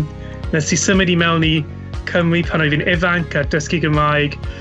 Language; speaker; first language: Welsh; non-native, local second language; English